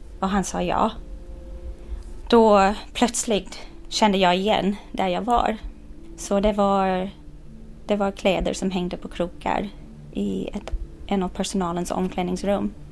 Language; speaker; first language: Swedish; non-native, fluent; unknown